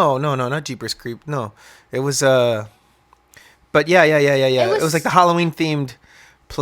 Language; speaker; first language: English; native; English